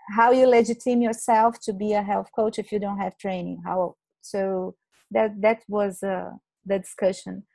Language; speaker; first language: English; non-native, fluent; Portuguese